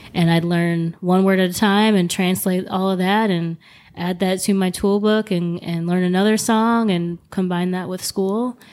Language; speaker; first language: English; native; English